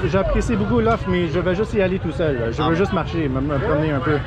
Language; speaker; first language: French; non-native, local second language; English